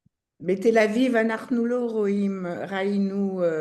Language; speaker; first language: Hebrew; non-native, learner; French